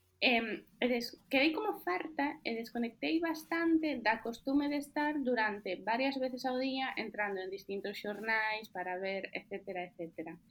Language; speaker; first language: Galician; native; Galician